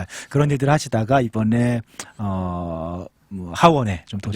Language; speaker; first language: Korean; native; Korean